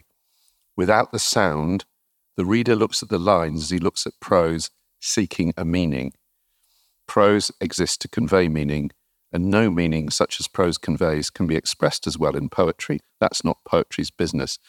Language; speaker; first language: English; native; English